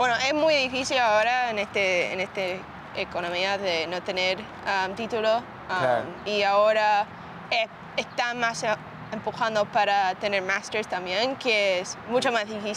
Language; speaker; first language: Spanish; early bilingual, heritage; Spanish